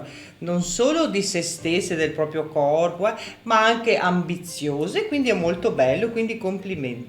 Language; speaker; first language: Italian; native; Italian